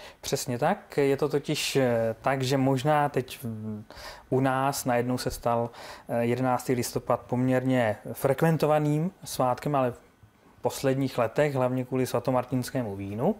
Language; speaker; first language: Czech; native; Czech